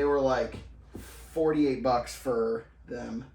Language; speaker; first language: English; native; English